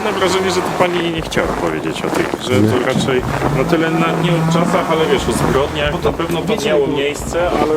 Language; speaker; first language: Polish; native; Polish